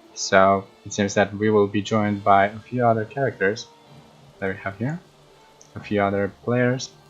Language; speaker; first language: English; non-native, fluent; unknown